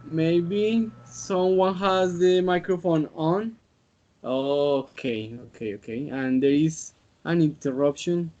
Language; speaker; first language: English; non-native, learner; Spanish